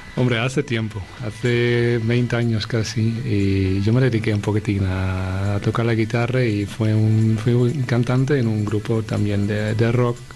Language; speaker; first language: Spanish; non-native, fluent; Dutch